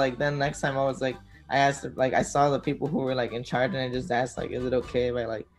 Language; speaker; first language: English; native; English